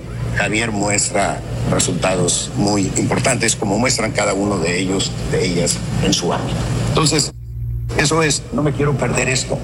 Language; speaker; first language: Spanish; native; Spanish